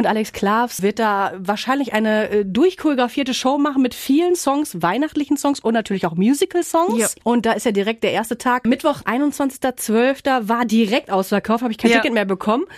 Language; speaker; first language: German; native; German